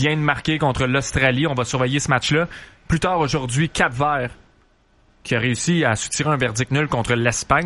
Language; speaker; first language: French; native; French